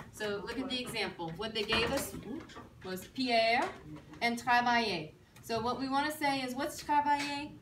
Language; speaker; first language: English; native; English